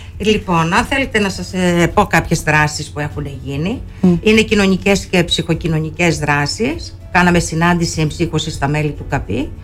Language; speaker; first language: Greek; native; Greek